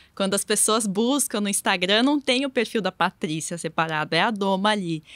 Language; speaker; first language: Portuguese; native; Portuguese